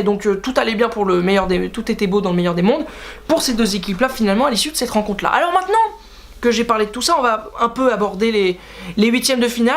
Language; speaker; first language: French; native; French